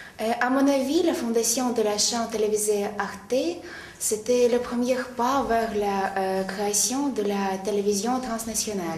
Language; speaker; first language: French; non-native, fluent; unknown